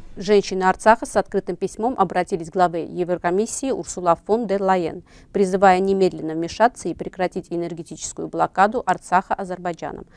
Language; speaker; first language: Russian; non-native, local second language; Armenian